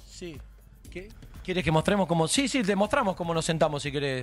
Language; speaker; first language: Spanish; native; Spanish